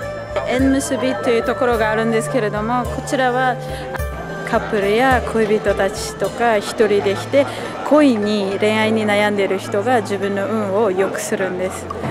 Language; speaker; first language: Japanese; non-native, fluent; Uzbek